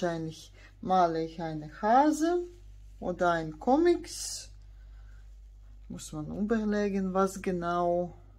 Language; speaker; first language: German; non-native, fluent; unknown